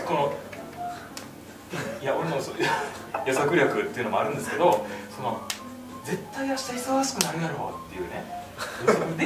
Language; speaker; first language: Japanese; native; Japanese